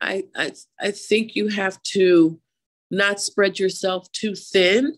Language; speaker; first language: English; native; English